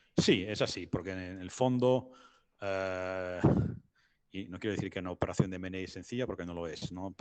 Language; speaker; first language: Spanish; non-native, fluent; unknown